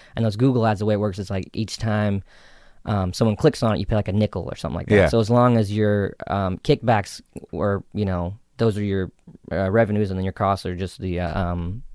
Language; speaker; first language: English; native; English